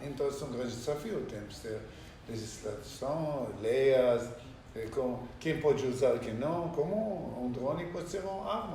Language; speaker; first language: Portuguese; non-native, learner; Hebrew